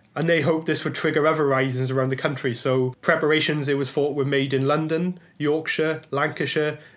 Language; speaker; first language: English; native; English